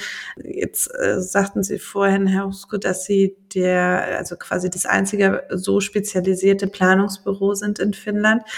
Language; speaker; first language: German; native; German